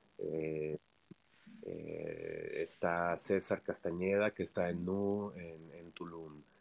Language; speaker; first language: Spanish; native; Spanish